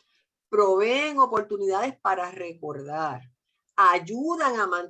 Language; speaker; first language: Spanish; native; Spanish